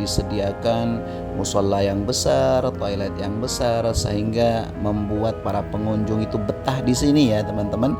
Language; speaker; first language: Indonesian; native; Indonesian